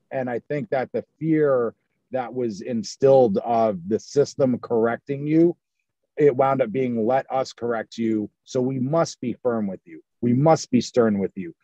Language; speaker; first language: English; native; English